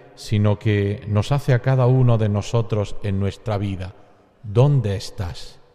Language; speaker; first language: Spanish; native; Spanish